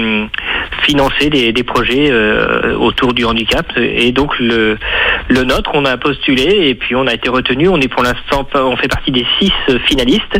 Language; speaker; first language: French; native; French